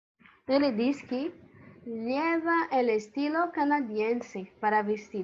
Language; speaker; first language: Spanish; non-native, fluent; Portuguese